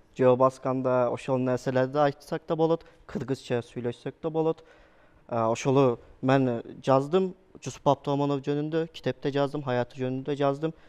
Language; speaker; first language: Kyrgyz; non-native, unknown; Turkish